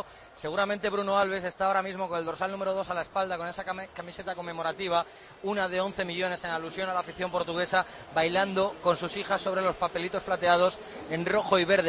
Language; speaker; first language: Spanish; native; Spanish